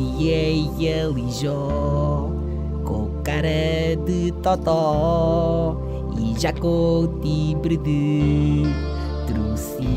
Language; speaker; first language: Portuguese; native; Portuguese